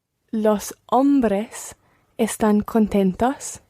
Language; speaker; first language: Spanish; non-native, learner; English